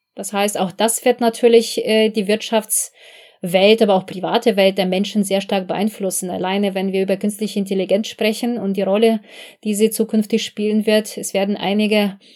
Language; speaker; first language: German; non-native, fluent; Russian